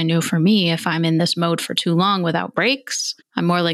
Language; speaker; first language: English; native; English